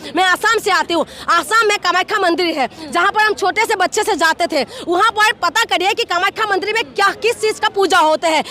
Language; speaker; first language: Hindi; non-native, local second language; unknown